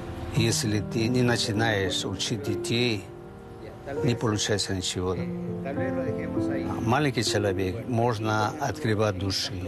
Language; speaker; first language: Russian; non-native, learner; Spanish